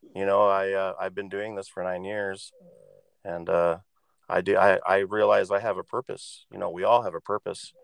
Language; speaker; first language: English; native; English